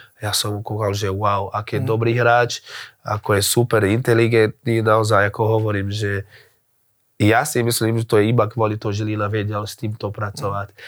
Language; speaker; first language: Slovak; non-native, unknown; Portuguese